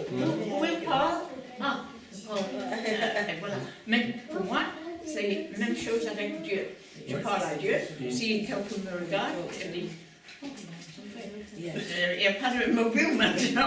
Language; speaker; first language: French; non-native, learner; English